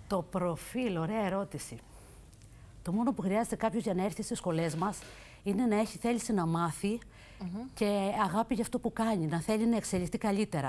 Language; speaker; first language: Greek; native; Greek